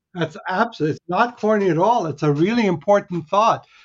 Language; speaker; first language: English; early bilingual, other home language; Hungarian